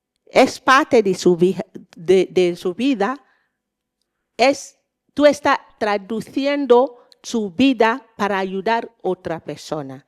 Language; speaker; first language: Spanish; non-native, learner; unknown